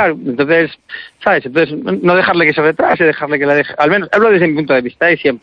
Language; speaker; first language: Spanish; native; Spanish